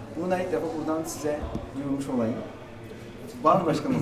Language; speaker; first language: Turkish; native; Turkish